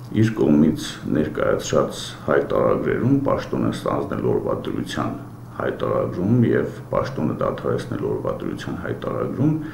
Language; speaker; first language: Armenian; native; Armenian